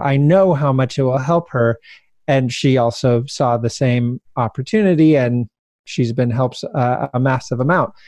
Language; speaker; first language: English; native; English